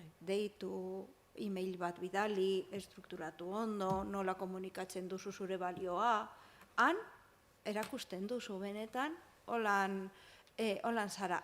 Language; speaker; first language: Basque; non-native, local second language; Spanish